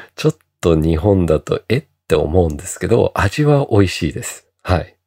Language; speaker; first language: Japanese; early bilingual, heritage; Japanese